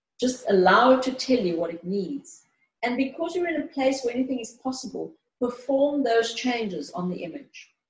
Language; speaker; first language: English; early bilingual, other home language; Greek